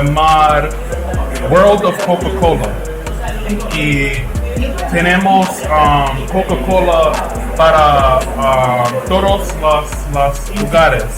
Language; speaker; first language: Spanish; non-native, learner; English